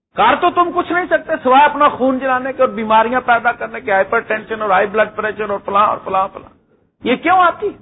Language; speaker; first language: Urdu; non-native, local second language; Punjabi